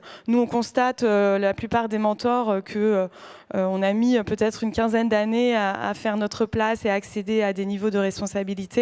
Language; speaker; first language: French; native; French